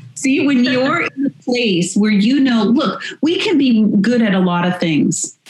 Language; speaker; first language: English; native; English